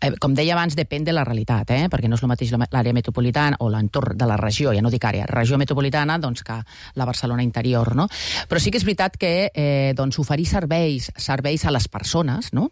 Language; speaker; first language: Catalan; native; Catalan